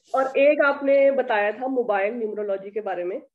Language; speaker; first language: Hindi; native; Hindi